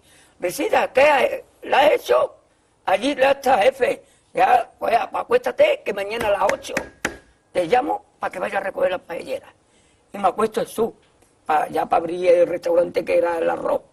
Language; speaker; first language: Spanish; native; Spanish